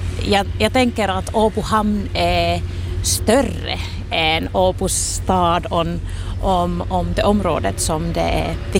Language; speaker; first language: Swedish; non-native, local second language; Finnish